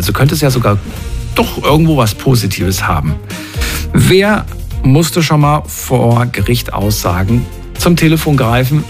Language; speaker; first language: German; native; German